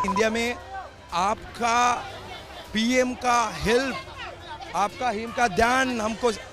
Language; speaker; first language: Hindi; non-native, learner; Sinhala